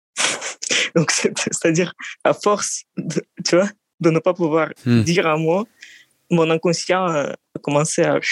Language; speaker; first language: French; non-native, fluent; Russian